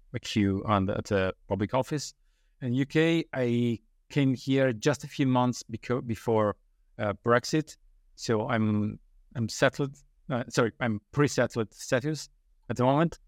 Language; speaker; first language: English; non-native, learner; Italian